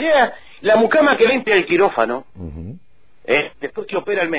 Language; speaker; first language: Spanish; native; Spanish